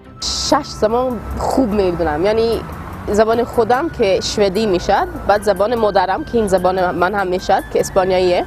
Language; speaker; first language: Persian; non-native, learner; Swedish